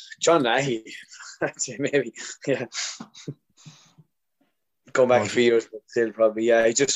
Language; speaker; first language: English; native; English